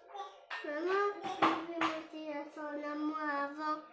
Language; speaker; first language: French; native; French